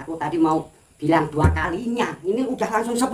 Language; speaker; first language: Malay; non-native, local second language; Javanese